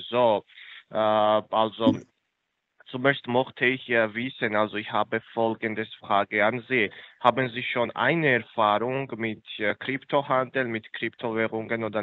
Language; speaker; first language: German; non-native, fluent; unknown